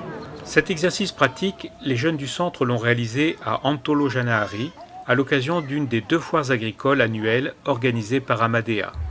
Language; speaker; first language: French; native; French